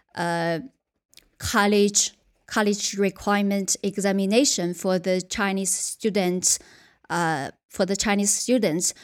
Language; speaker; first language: English; non-native, fluent; Chinese